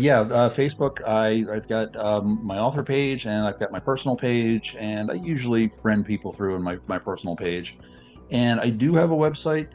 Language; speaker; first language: English; native; English